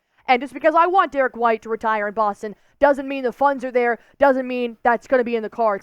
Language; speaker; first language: English; native; English